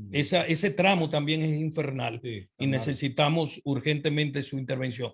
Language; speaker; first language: Spanish; native; Spanish